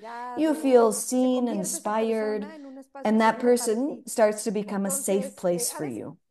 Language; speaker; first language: English; non-native, fluent; Spanish